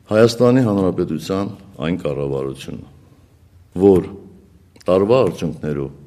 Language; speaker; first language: Armenian; native; Armenian